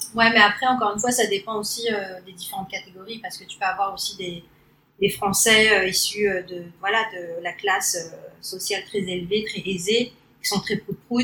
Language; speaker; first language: French; early bilingual, other home language; Cantonese